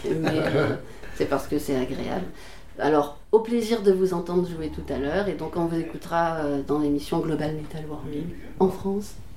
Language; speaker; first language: French; native; French